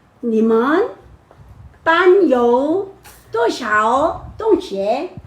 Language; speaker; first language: Chinese; non-native, learner; Korean